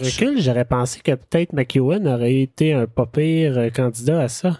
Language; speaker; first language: French; native; French